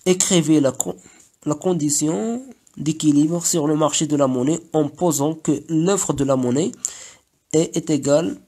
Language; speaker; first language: French; non-native, local second language; Arabic